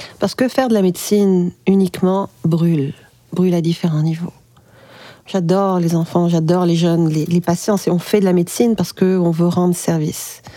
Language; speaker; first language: French; early bilingual, other home language; Arabic